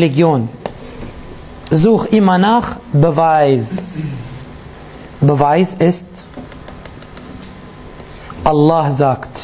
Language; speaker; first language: German; non-native, fluent; Arabic